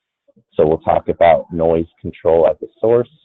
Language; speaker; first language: English; native; English